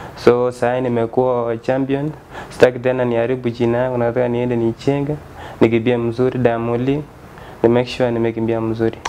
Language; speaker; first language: Swahili; non-native, local second language; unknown